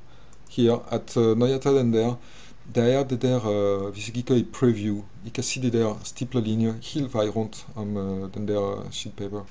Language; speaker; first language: Danish; non-native, fluent; French